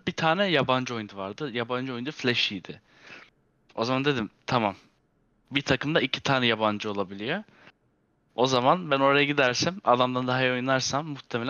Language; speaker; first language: Turkish; early bilingual, heritage; Turkish